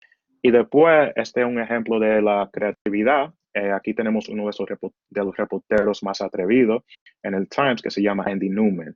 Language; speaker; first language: Spanish; early bilingual, heritage; Spanish